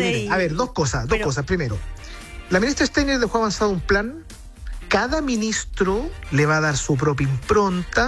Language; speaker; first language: Spanish; native; Spanish